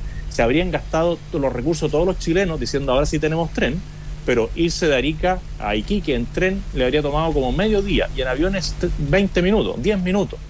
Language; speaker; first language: Spanish; native; Spanish